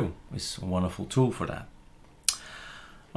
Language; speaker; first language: English; non-native, fluent; Dutch